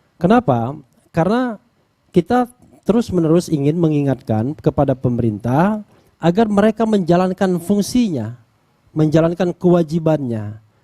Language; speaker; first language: Indonesian; native; Indonesian